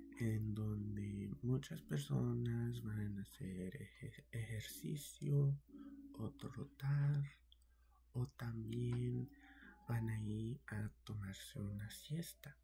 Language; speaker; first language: Spanish; early bilingual, heritage; Spanish